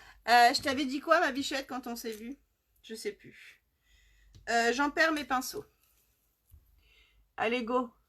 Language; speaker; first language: French; native; French